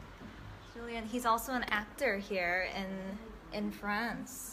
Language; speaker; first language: English; early bilingual, other home language; Korean